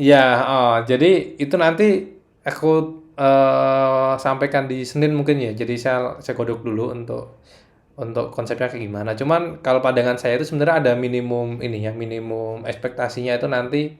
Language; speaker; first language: Indonesian; native; Indonesian